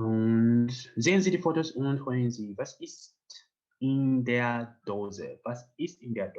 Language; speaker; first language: German; non-native, learner; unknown